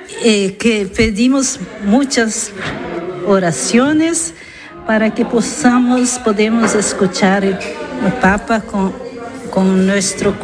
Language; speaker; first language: Spanish; non-native, learner; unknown